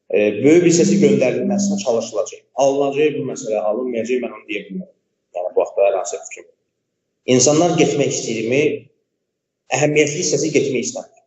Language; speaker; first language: Azerbaijani; native; Azerbaijani